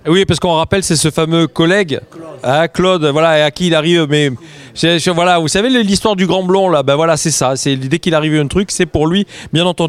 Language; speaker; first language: French; native; French